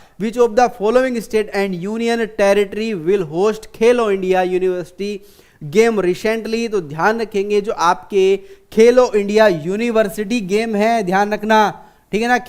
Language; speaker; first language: Hindi; native; Hindi